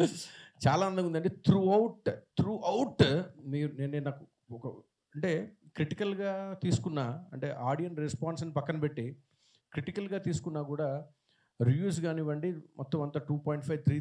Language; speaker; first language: Telugu; native; Telugu